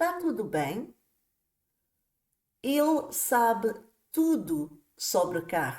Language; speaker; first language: Portuguese; non-native, fluent; English